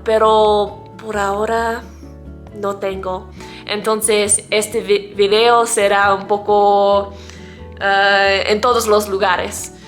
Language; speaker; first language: Spanish; non-native, learner; English